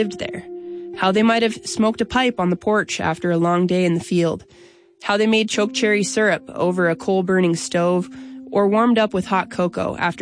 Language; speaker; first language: English; native; English